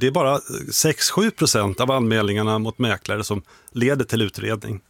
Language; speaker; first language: Swedish; native; Swedish